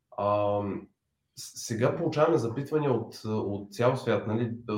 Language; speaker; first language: Bulgarian; native; Bulgarian